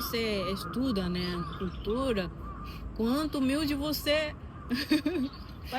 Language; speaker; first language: Portuguese; non-native, fluent; Japanese